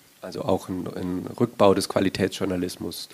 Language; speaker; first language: German; native; German